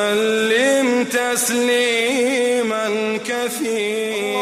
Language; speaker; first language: Arabic; native; Arabic